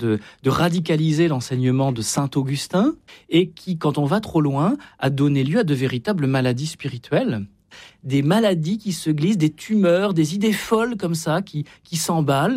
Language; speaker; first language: French; native; French